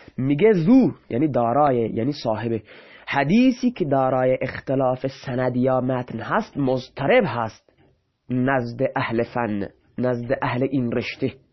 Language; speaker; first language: Persian; non-native, local second language; Baluchi